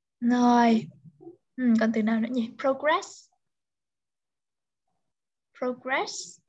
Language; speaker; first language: Vietnamese; native; Vietnamese